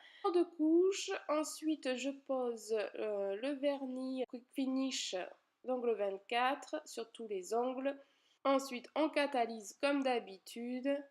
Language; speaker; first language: French; native; French